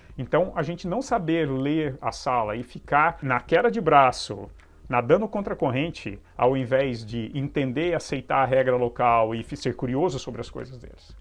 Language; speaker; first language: Portuguese; native; Portuguese